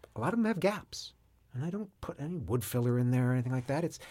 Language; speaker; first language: English; native; English